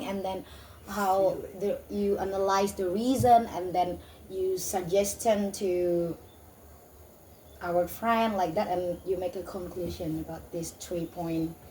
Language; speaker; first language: English; non-native, learner; Indonesian